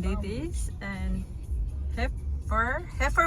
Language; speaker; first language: Dutch; non-native, learner; Cebuano